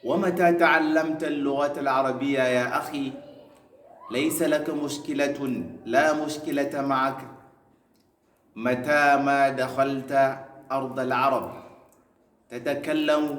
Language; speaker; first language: Arabic; non-native, fluent; Hausa